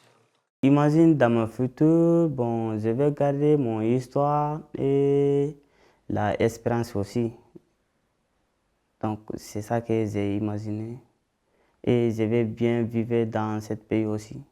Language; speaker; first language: French; non-native, learner; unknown